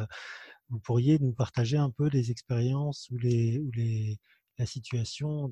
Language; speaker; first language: French; native; French